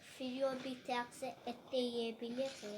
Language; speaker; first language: Turkish; early bilingual, heritage; Dutch